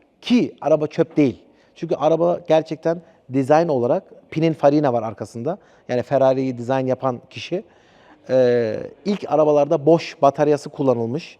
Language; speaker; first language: Turkish; early bilingual, heritage; Turkish